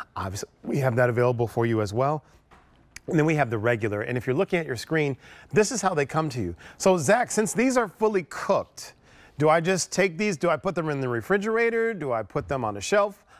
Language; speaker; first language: English; native; English